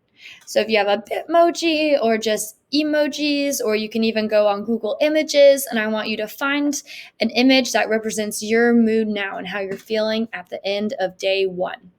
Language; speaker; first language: English; native; English